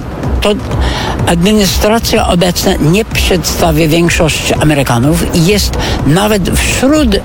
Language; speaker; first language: Polish; non-native, fluent; English